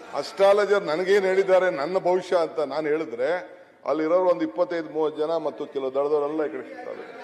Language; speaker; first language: Kannada; native; Kannada